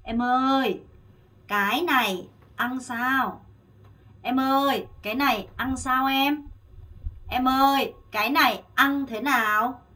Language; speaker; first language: Vietnamese; non-native, fluent; Korean